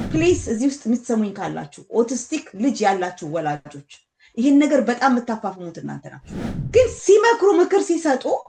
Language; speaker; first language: Amharic; native; Amharic